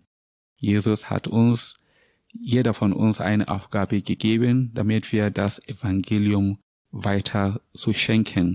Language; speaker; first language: German; non-native, learner; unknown